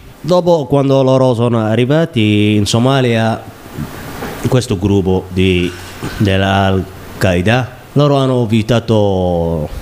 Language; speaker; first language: Italian; non-native, learner; Somali